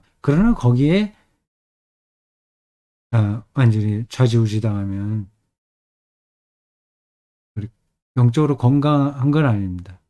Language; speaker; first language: Korean; native; Korean